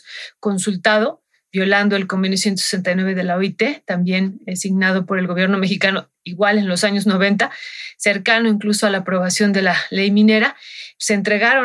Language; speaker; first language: Spanish; native; Spanish